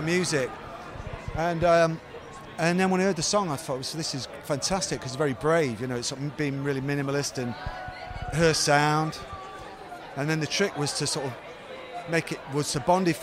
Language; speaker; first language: English; native; English